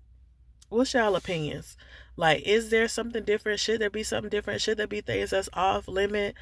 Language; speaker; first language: English; native; English